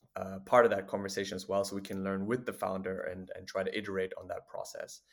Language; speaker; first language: English; non-native, fluent; German